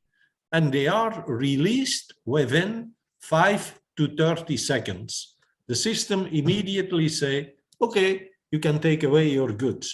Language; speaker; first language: English; non-native, fluent; Dutch